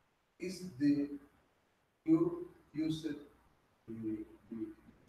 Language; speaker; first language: English; non-native, learner; Spanish